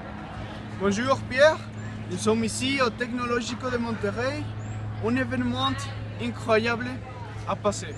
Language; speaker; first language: French; non-native, learner; Spanish